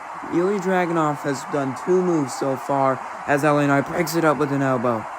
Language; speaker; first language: English; native; English